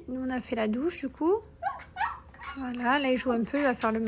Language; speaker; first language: French; native; French